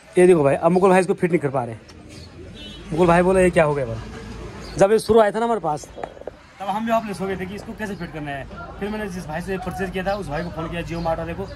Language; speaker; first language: Hindi; native; Hindi